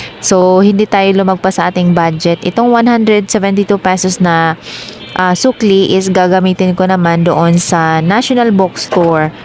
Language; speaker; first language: Filipino; native; Filipino